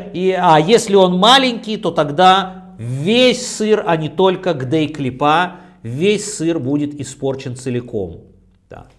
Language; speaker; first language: Russian; native; Russian